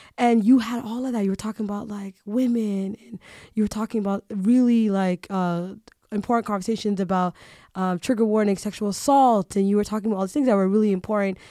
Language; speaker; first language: English; early bilingual, other home language; Somali